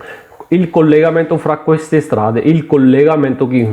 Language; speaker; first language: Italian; non-native, fluent; Punjabi